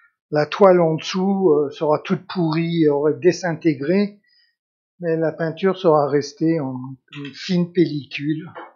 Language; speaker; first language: French; native; French